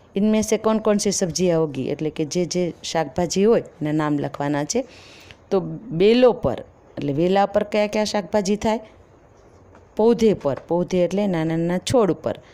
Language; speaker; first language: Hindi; non-native, local second language; Gujarati